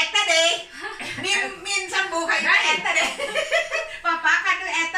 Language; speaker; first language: Swedish; non-native, learner; Thai